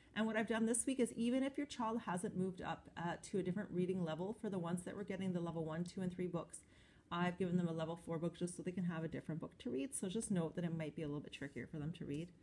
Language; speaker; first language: English; native; English